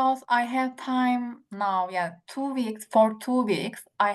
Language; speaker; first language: English; non-native, learner; Turkish